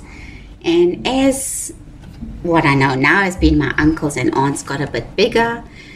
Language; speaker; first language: English; native; English